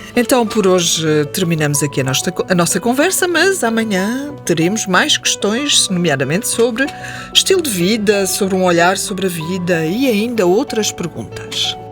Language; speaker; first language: Portuguese; native; Portuguese